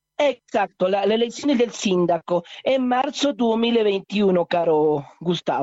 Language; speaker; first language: Italian; non-native, learner; Spanish